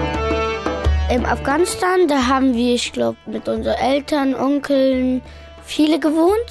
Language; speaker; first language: German; early bilingual, other home language; Pashto